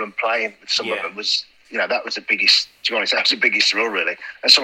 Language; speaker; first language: English; native; English